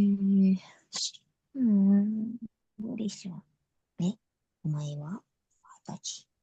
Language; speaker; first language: Japanese; non-native, learner; Indonesian